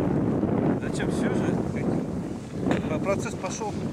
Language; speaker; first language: Russian; non-native, local second language; Bashkir